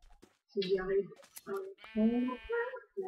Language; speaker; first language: French; native; French